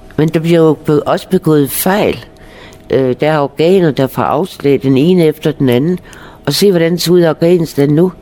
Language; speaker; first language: Danish; native; Danish